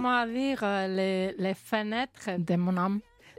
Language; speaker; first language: French; non-native, learner; Spanish